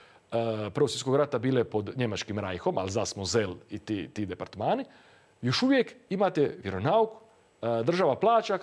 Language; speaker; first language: Croatian; native; Croatian